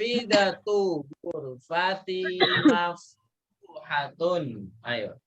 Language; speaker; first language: Arabic; non-native, fluent; Indonesian